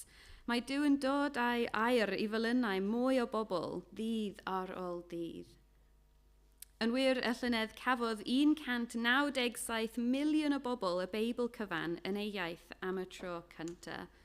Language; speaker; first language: Welsh; non-native, fluent; English